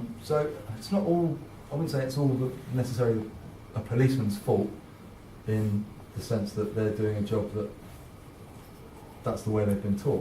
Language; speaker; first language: English; native; English